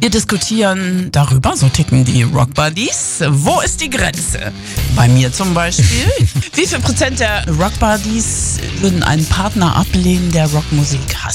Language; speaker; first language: German; native; German